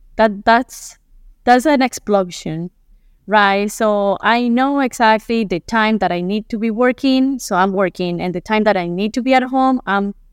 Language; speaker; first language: English; non-native, fluent; Spanish